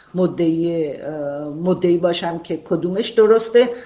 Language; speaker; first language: Persian; non-native, local second language; Armenian